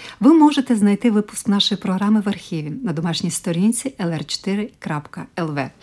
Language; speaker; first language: Ukrainian; native; Ukrainian